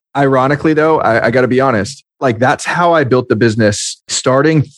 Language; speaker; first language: English; native; English